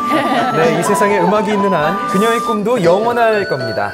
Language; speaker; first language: Korean; native; Korean